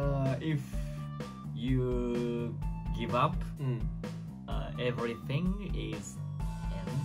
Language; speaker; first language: English; non-native, learner; Japanese